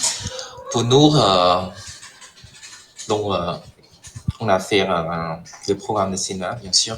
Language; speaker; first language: French; non-native, fluent; Khmer